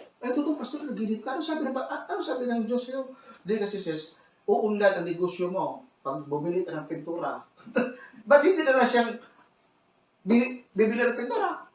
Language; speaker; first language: Filipino; non-native, local second language; Cebuano